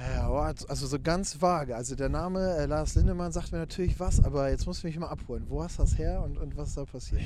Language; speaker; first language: German; native; German